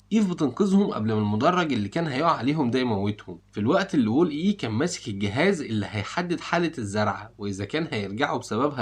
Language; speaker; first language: Arabic; native; Arabic